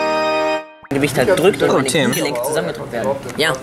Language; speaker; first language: German; native; German